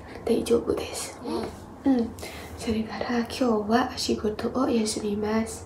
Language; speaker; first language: Japanese; non-native, learner; Indonesian